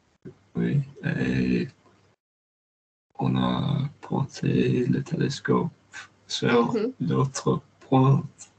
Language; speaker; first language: French; non-native, learner; English